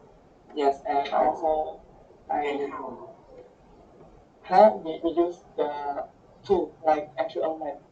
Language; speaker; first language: English; non-native, learner; Khmer